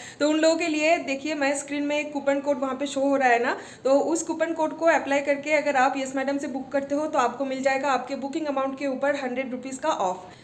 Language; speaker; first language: Hindi; non-native, local second language; Bangla